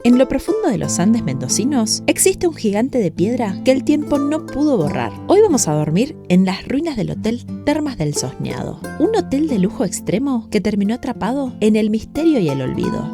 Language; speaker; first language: Spanish; native; Spanish